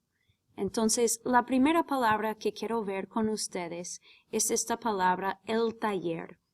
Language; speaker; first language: Spanish; non-native, fluent; English